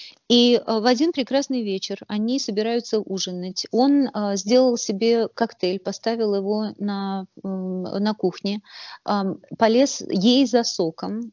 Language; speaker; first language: Russian; native; Russian